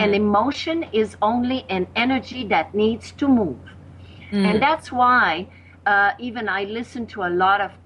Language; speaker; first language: English; non-native, fluent; French